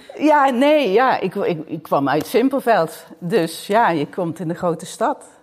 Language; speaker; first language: Dutch; native; Dutch